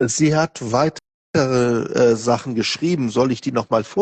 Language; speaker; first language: German; non-native, fluent; Portuguese